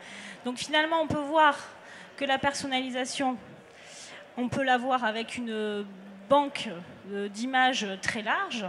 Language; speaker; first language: French; native; French